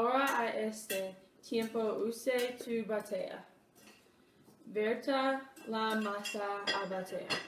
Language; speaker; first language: Spanish; non-native, learner; English